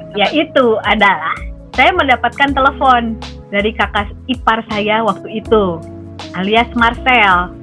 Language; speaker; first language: Indonesian; non-native, fluent; Japanese